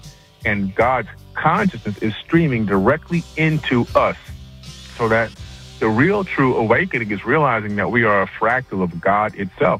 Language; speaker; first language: English; native; English